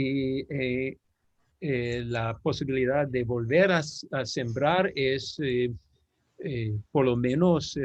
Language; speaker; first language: Spanish; non-native, fluent; English